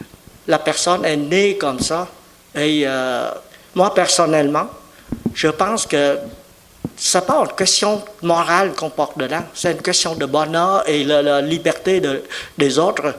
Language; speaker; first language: French; non-native, fluent; Vietnamese